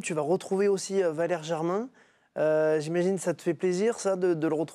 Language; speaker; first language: French; native; French